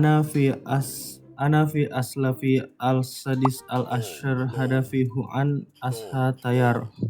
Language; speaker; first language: Arabic; non-native, learner; Indonesian